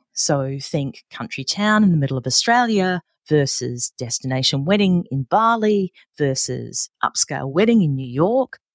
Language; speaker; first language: English; native; English